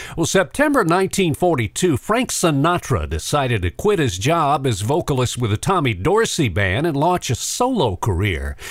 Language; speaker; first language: English; native; English